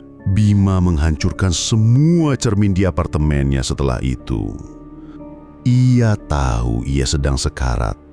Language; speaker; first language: Indonesian; native; Indonesian